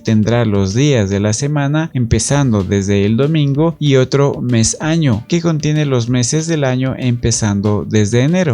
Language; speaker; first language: Spanish; native; Spanish